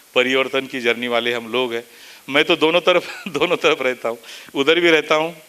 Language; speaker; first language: Hindi; non-native, local second language; Marathi